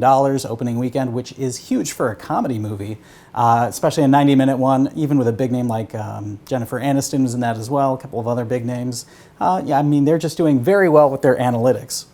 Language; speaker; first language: English; native; English